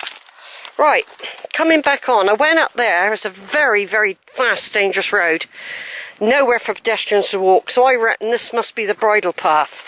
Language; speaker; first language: English; native; English